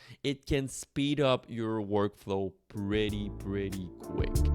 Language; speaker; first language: English; non-native, fluent; French